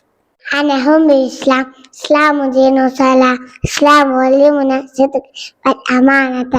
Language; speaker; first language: Arabic; non-native, learner; Malayalam